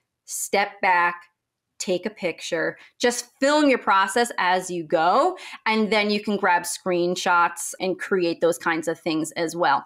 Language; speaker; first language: English; native; English